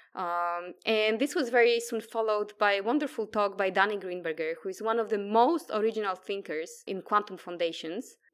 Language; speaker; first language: English; non-native, fluent; Polish